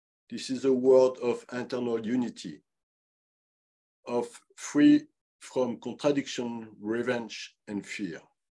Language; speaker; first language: English; non-native, fluent; French